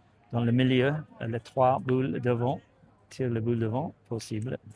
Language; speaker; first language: French; non-native, learner; English